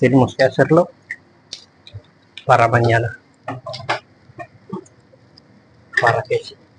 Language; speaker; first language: Spanish; non-native, learner; Filipino